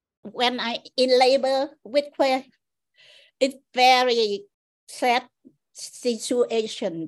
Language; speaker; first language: English; non-native, learner; Vietnamese